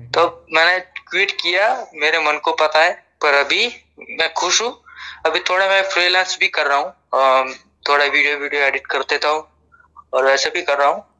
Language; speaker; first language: Hindi; non-native, local second language; Gujarati